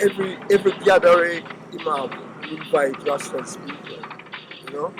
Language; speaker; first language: English; native; English